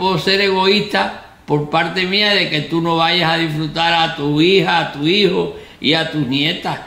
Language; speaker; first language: Spanish; native; Spanish